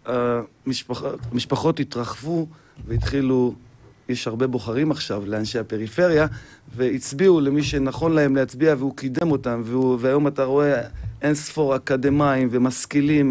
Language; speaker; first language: Hebrew; native; Hebrew